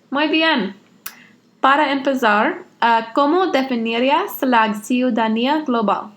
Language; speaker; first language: Spanish; non-native, learner; English